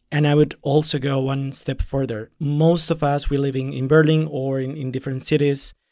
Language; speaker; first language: English; non-native, fluent; Spanish